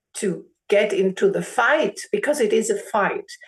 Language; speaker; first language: English; non-native, fluent; German